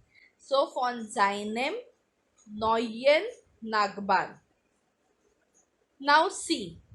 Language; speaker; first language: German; non-native, fluent; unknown